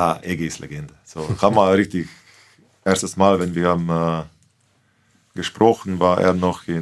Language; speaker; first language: German; non-native, fluent; Slovenian